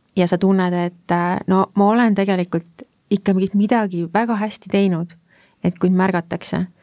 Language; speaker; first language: Estonian; native; Estonian